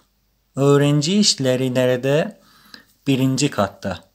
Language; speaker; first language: Turkish; non-native, fluent; Persian